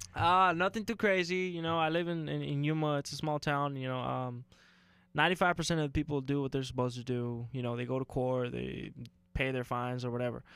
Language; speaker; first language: English; native; English